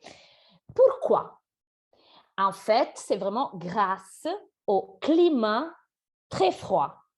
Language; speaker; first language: French; non-native, fluent; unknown